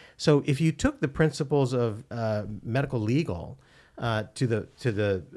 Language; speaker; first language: English; early bilingual, other home language; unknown